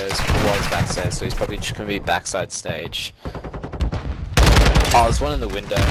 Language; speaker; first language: English; native; English